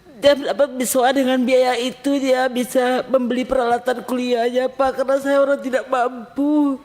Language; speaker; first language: Indonesian; non-native, local second language; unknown